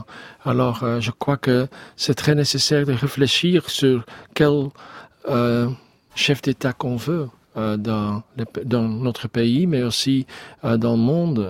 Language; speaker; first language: French; non-native, learner; Dutch